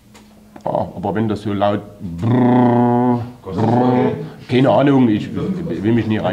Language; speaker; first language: German; native; German